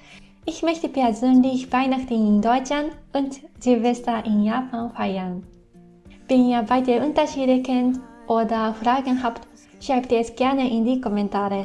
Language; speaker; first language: German; non-native, fluent; Japanese